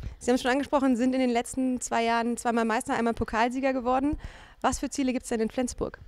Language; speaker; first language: German; native; German